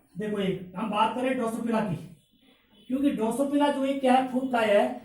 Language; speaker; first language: Hindi; native; Hindi